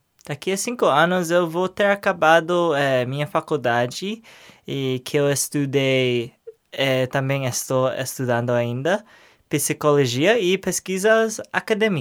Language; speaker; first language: Portuguese; non-native, learner; English